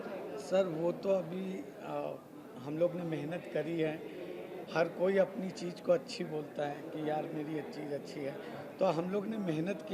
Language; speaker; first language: Hindi; native; Hindi